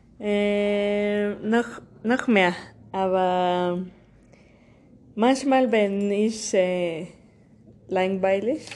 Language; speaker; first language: German; non-native, learner; Spanish